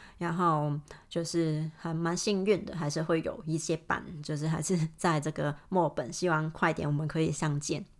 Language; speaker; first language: Chinese; non-native, fluent; Cantonese